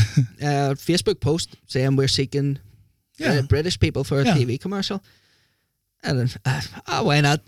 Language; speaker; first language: English; native; English